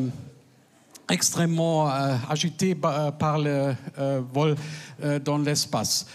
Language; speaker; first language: French; non-native, fluent; German